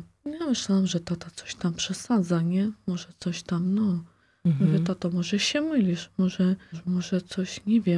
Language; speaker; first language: Polish; non-native, local second language; Ukrainian